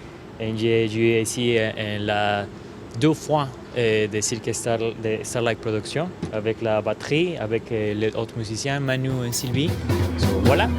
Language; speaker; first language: French; non-native, learner; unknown